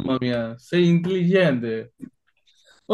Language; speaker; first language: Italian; non-native, fluent; Bangla